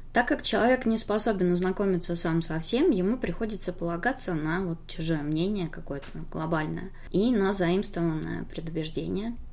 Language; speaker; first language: Russian; native; Russian